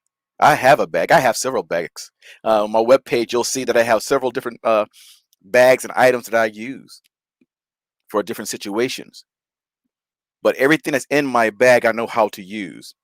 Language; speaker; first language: English; native; English